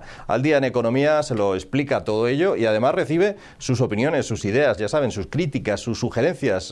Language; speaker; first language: Spanish; native; Spanish